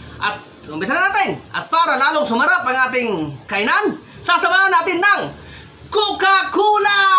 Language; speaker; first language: Filipino; non-native, local second language; Cebuano